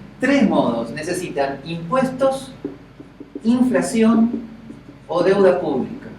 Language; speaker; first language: Spanish; native; Spanish